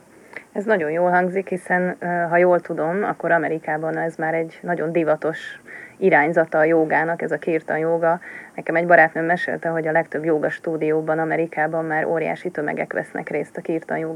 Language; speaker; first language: Hungarian; native; Hungarian